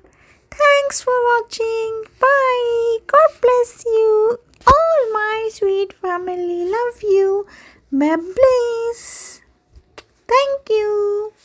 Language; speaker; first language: Hindi; native; Hindi